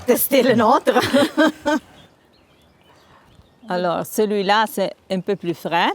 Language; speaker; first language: French; non-native, local second language; Italian